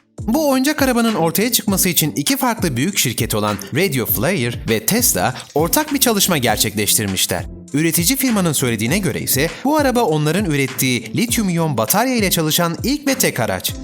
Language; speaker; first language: Turkish; native; Turkish